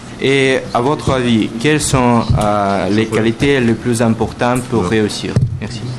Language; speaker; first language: French; non-native, learner; Russian